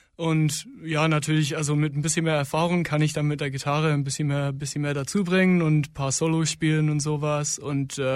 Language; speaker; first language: German; non-native, fluent; English